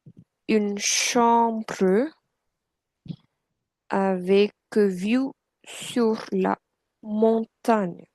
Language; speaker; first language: French; non-native, fluent; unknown